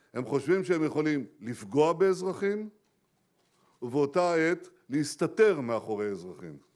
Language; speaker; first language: Hebrew; native; Hebrew